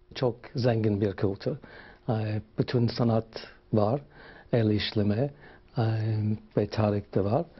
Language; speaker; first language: Turkish; non-native, learner; English